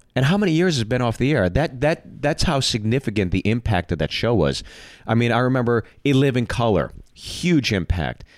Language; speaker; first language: English; native; English